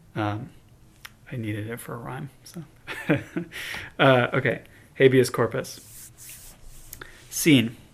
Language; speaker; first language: English; native; English